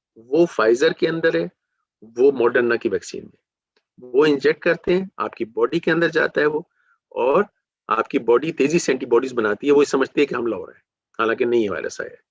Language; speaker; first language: Urdu; native; Urdu